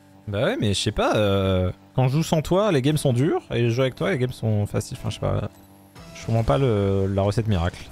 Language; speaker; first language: French; native; French